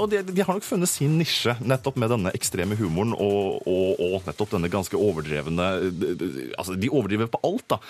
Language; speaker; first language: Norwegian; native; Norwegian